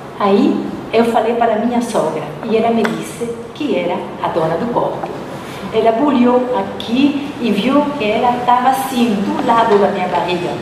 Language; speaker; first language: Portuguese; non-native, fluent; Spanish